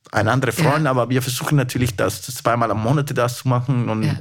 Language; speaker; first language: German; non-native, fluent; Spanish